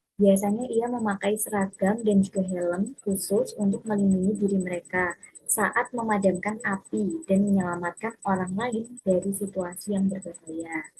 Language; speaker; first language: Indonesian; native; Indonesian